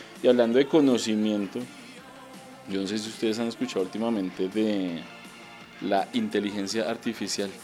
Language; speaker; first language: Spanish; native; Spanish